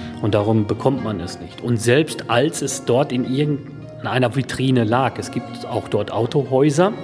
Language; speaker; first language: German; native; German